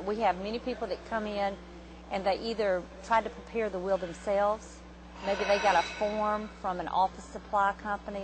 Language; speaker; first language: English; native; English